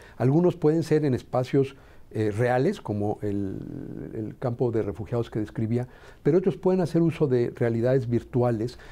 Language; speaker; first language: Spanish; native; Spanish